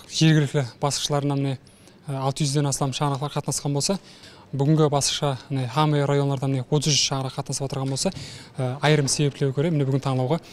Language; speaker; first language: Uzbek; non-native, local second language; Kara-Kalpak